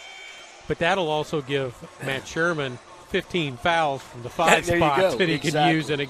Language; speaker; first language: English; native; English